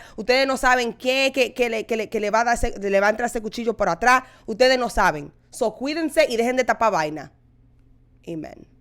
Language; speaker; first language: Spanish; early bilingual, heritage; Spanish